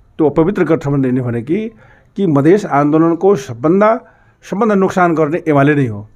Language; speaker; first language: Nepali; non-native, local second language; Maithili